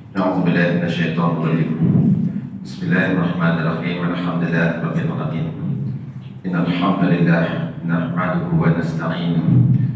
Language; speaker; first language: Malay; non-native, local second language; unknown